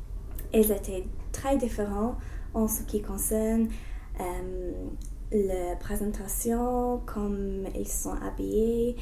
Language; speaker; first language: French; non-native, learner; English